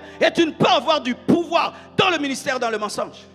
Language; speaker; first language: French; non-native, local second language; Lingala